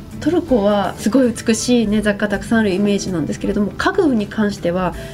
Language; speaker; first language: Japanese; native; Japanese